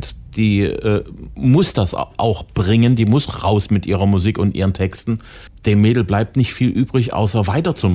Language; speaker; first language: German; native; German